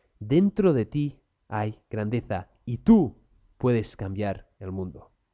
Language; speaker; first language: Spanish; non-native, local second language; Catalan